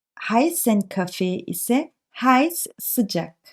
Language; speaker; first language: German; non-native, fluent; Turkish